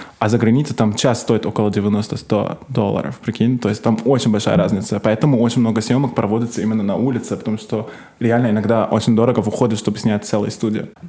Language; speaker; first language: Russian; non-native, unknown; Arabic